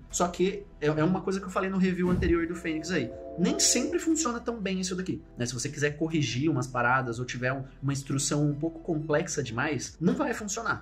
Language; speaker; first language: Portuguese; native; Portuguese